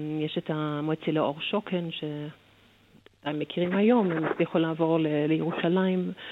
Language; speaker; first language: Hebrew; non-native, fluent; German